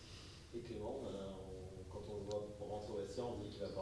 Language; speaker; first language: French; native; French